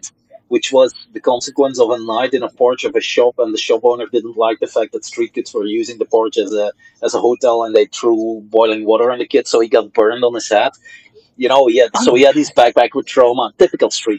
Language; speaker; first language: English; non-native, fluent; Dutch